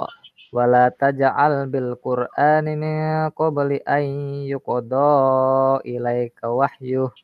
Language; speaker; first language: Arabic; non-native, learner; Indonesian